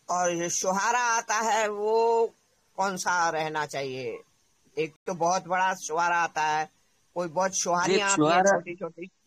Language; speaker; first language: Hindi; native; Hindi